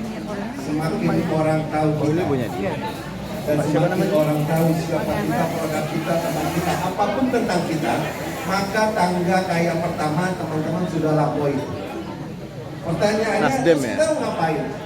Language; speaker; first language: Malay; non-native, local second language; Sundanese